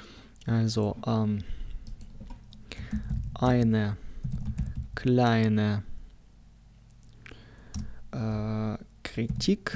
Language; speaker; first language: German; non-native, fluent; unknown